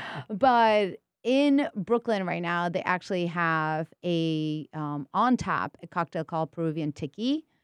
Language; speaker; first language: English; early bilingual, other home language; Spanish